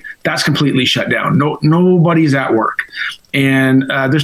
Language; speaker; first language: English; native; English